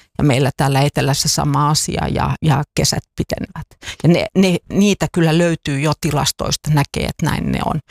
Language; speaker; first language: Finnish; native; Finnish